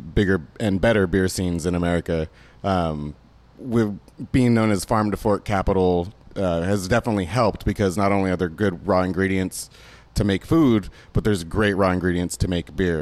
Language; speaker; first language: English; native; English